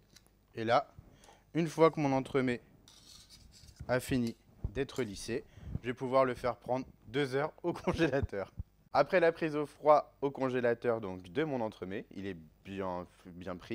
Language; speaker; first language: French; native; French